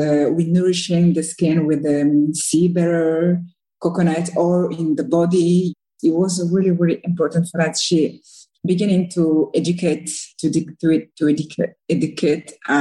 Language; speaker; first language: English; non-native, learner; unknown